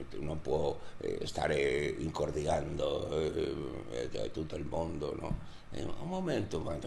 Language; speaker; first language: Italian; non-native, learner; Spanish